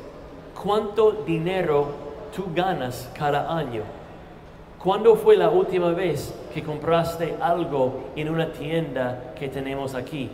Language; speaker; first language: Spanish; non-native, fluent; English